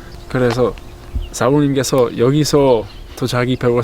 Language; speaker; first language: Korean; non-native, learner; English